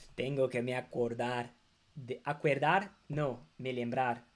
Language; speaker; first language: Spanish; non-native, learner; English